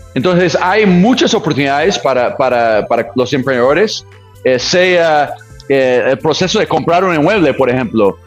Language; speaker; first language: Spanish; non-native, fluent; English